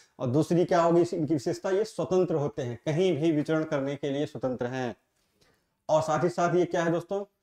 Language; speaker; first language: Hindi; native; Hindi